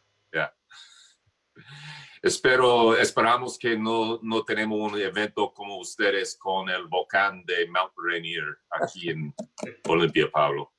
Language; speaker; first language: Spanish; non-native, fluent; English